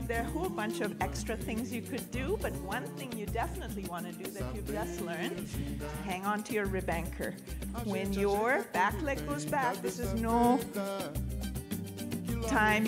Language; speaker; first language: English; native; English